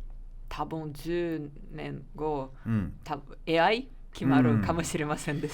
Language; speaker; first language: Japanese; non-native, learner; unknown